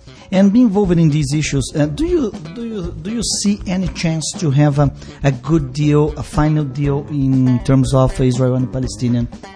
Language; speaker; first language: English; non-native, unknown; Portuguese